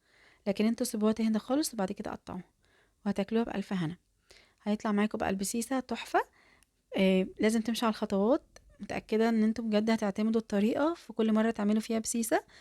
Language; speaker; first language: Arabic; native; Arabic